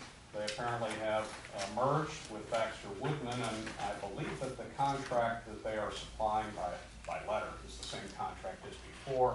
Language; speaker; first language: English; native; English